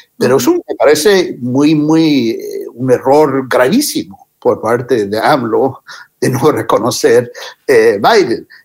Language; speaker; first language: Spanish; non-native, fluent; English